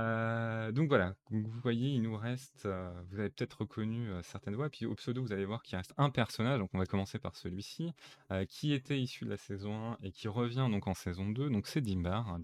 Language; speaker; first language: French; native; French